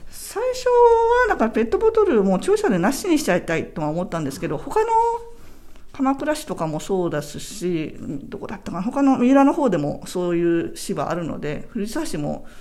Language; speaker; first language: Japanese; native; Japanese